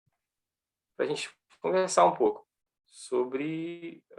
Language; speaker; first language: Portuguese; native; Portuguese